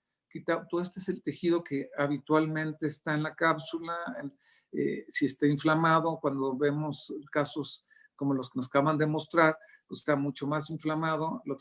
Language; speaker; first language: Spanish; native; Spanish